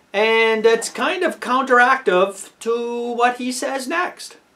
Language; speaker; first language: English; native; English